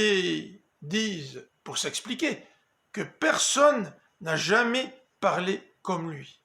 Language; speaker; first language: French; native; French